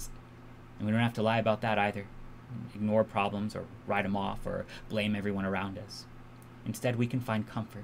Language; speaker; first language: English; native; English